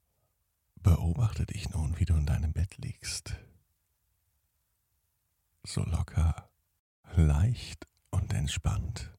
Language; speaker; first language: German; native; German